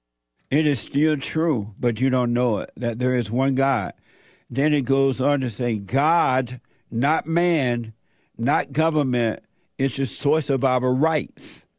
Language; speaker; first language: English; native; English